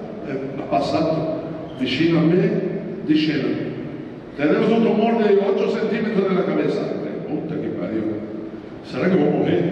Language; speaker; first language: Italian; non-native, fluent; Portuguese